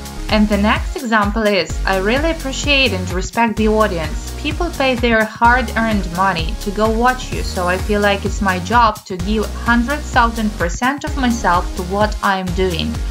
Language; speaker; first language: English; non-native, fluent; Ukrainian